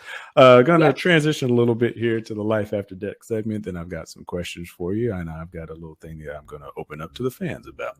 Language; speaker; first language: English; native; English